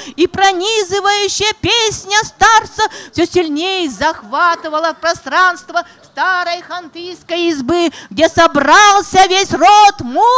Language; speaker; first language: Russian; non-native, local second language; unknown